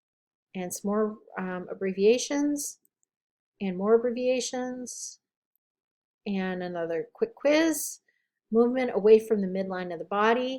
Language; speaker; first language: English; native; English